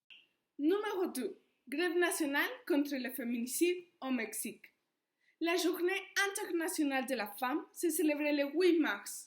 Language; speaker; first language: French; non-native, fluent; Spanish